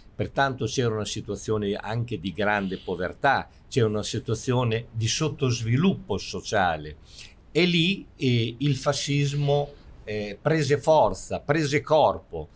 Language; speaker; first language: Italian; native; Italian